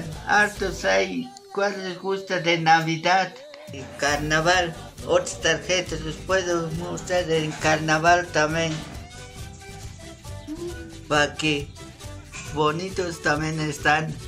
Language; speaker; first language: Spanish; non-native, local second language; Aymara